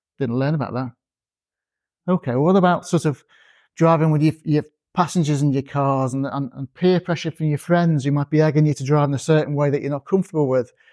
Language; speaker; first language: English; native; English